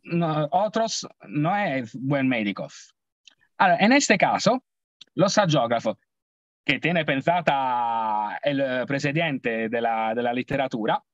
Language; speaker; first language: Spanish; non-native, learner; Italian